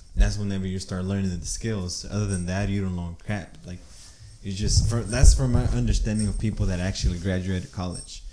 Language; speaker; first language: English; early bilingual, other home language; Spanish